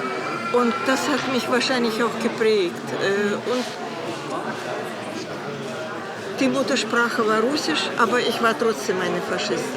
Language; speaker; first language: German; non-native, fluent; Russian